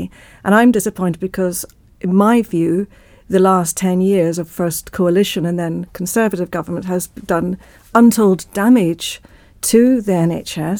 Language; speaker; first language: English; native; English